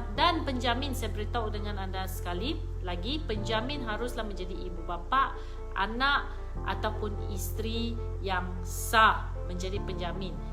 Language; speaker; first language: Malay; non-native, local second language; Iban